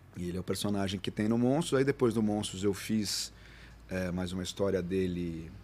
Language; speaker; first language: Portuguese; native; Portuguese